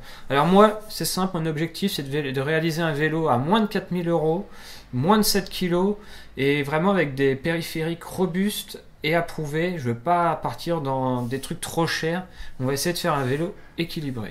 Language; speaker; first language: French; native; French